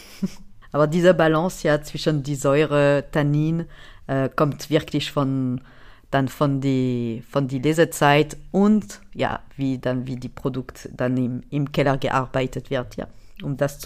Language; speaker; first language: German; non-native, fluent; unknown